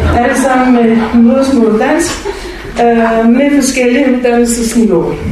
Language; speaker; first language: Danish; non-native, fluent; Bulgarian